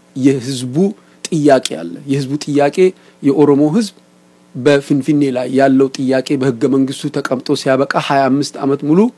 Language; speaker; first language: Amharic; non-native, local second language; Oromo